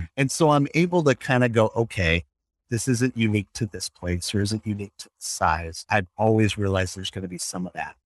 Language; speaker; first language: English; native; English